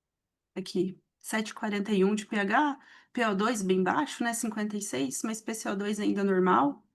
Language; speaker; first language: Portuguese; native; Portuguese